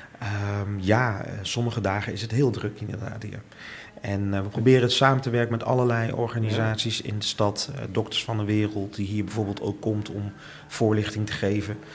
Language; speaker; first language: Dutch; early bilingual, other home language; Lingala